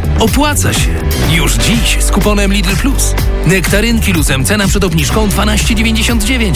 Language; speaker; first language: Polish; native; Polish